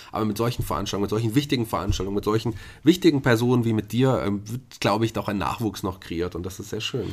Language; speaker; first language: German; native; German